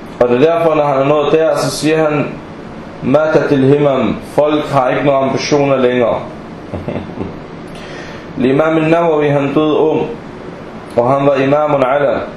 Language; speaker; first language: Danish; early bilingual, other home language; Arabic